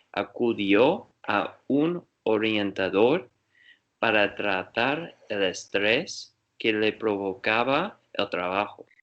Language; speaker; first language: Spanish; non-native, learner; English